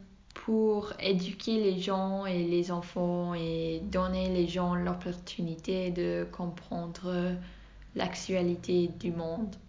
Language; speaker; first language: French; non-native, learner; English